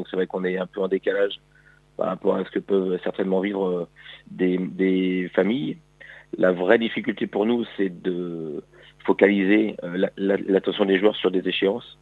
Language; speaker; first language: French; native; French